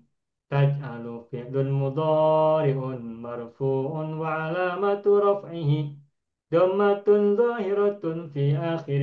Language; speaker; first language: Arabic; non-native, fluent; Indonesian